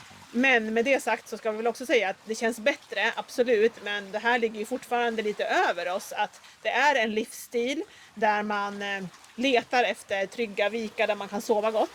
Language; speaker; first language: Swedish; native; Swedish